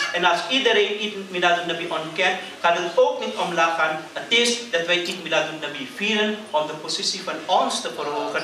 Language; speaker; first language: Dutch; early bilingual, other home language; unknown